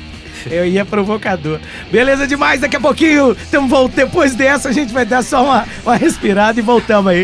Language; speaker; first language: Portuguese; native; Portuguese